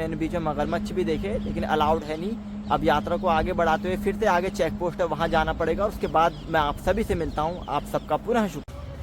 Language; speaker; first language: Hindi; native; Hindi